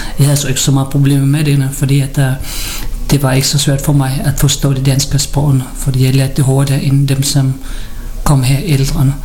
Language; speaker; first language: Danish; early bilingual, other home language; Filipino